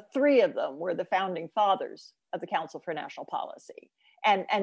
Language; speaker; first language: English; native; English